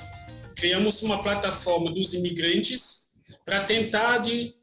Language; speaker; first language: Portuguese; non-native, fluent; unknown